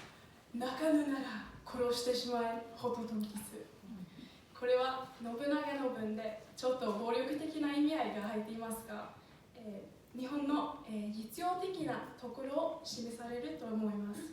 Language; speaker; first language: Japanese; non-native, fluent; Swedish